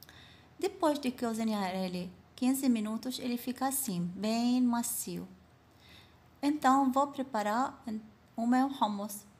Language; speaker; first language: Portuguese; non-native, fluent; Arabic